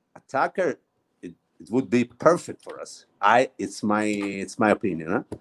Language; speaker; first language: English; non-native, fluent; Italian